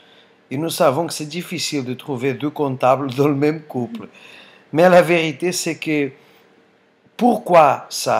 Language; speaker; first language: French; non-native, fluent; Portuguese